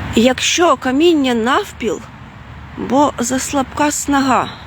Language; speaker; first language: Ukrainian; non-native, fluent; Lithuanian